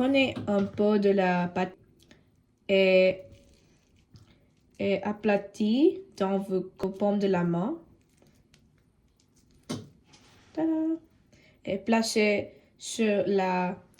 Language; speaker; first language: French; non-native, learner; Tamil